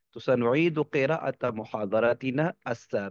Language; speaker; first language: Arabic; non-native, fluent; Urdu